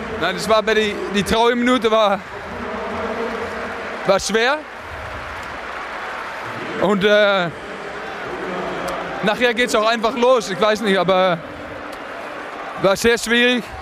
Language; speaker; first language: German; non-native, learner; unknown